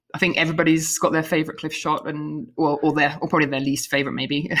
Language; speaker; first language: English; native; English